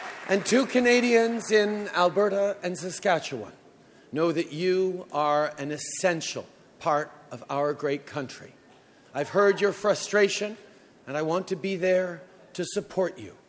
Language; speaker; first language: English; early bilingual, other home language; French